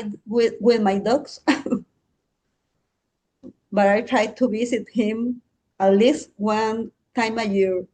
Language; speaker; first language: English; non-native, learner; Spanish